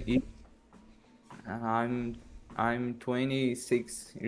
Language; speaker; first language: English; non-native, learner; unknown